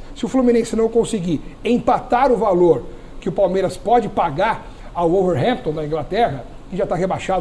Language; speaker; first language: Portuguese; native; Portuguese